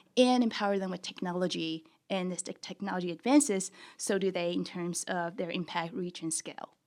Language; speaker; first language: English; early bilingual, other home language; Chinese